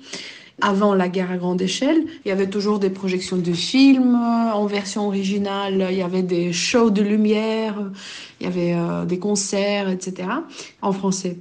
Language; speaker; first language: French; non-native, fluent; Ukrainian